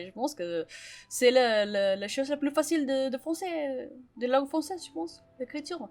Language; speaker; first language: French; non-native, fluent; Spanish